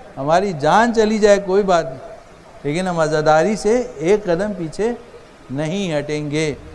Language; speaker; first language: Urdu; native; Urdu